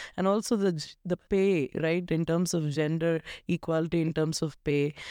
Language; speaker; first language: English; non-native, local second language; Malayalam